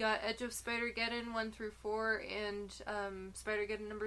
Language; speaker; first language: English; native; English